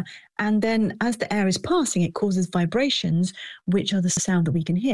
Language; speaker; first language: English; native; English